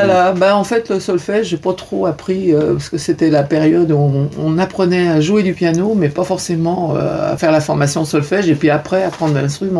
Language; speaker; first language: French; native; French